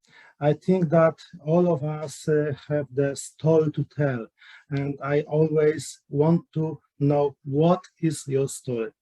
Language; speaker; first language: English; non-native, learner; Polish